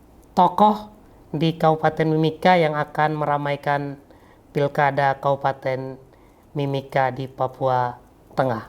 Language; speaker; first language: Malay; native; Malay